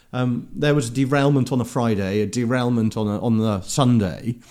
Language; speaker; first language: English; native; English